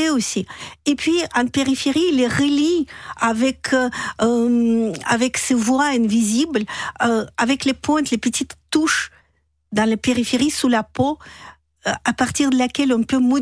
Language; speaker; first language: French; non-native, fluent; Russian